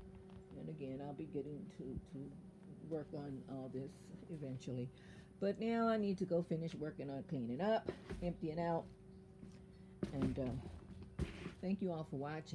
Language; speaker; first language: English; native; English